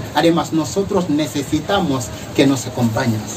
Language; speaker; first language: Spanish; non-native, fluent; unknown